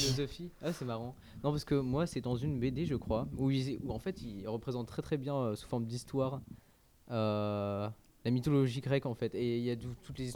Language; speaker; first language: French; native; French